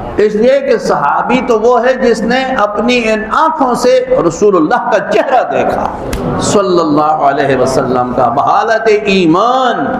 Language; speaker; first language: Urdu; non-native, local second language; Punjabi